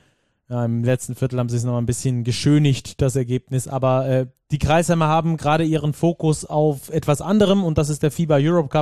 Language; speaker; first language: German; native; German